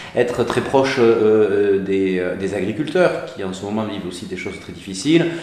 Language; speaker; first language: French; native; French